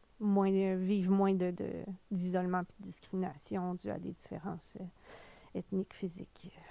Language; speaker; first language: French; native; French